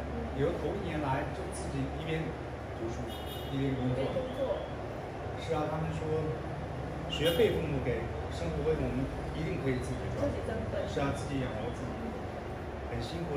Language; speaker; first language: Chinese; native; Chinese